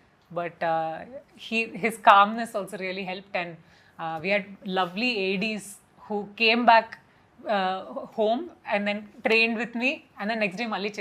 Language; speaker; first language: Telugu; non-native, fluent; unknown